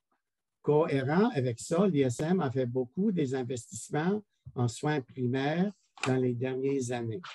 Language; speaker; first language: French; non-native, local second language; English